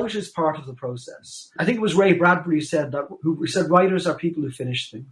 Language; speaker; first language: English; native; English